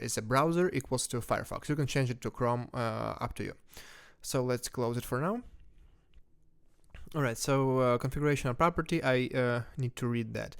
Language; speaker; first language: English; non-native, fluent; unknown